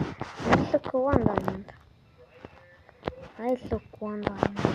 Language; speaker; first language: English; non-native, learner; Mongolian